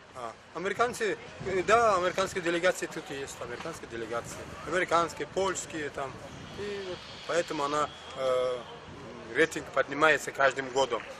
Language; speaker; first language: Russian; non-native, local second language; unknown